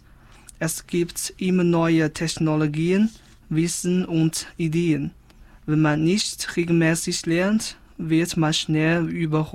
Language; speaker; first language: German; non-native, fluent; Chinese